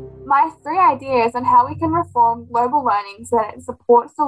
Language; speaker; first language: English; native; English